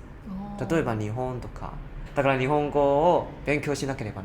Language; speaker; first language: Japanese; non-native, learner; Cantonese